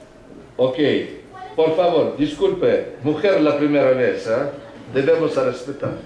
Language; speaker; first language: Spanish; non-native, fluent; Russian